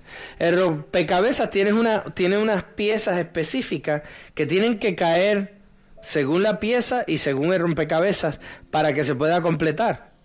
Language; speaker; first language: Spanish; native; Spanish